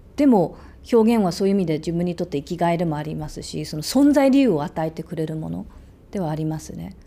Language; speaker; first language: Japanese; early bilingual, other home language; English